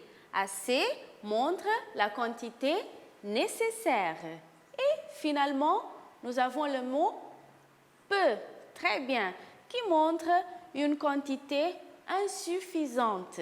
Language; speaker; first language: French; non-native, fluent; Portuguese